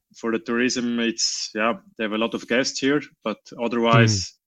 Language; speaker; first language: English; non-native, learner; Romansh